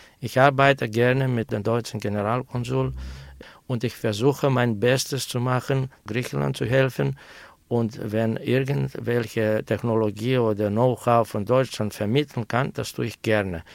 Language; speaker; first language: German; non-native, fluent; Greek